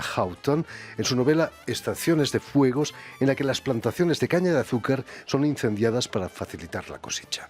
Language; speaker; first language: Spanish; native; Spanish